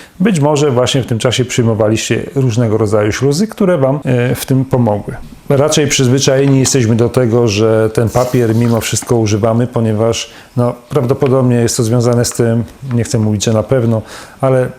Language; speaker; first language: Polish; native; Polish